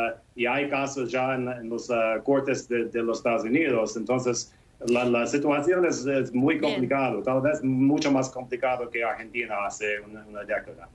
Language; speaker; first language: Spanish; non-native, fluent; English